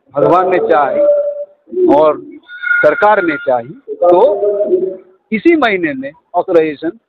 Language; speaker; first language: Hindi; non-native, local second language; Bangla